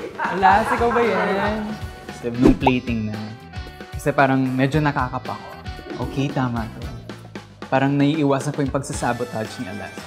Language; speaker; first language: Filipino; non-native, local second language; Pampanga